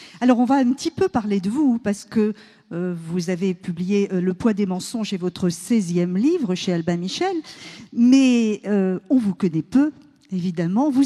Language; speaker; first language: French; native; French